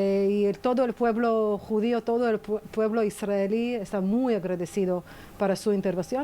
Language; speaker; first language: Spanish; non-native, fluent; Hebrew